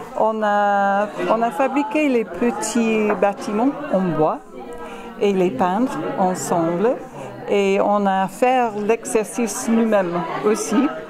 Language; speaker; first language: French; non-native, fluent; English